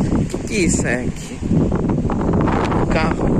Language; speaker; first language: Portuguese; non-native, fluent; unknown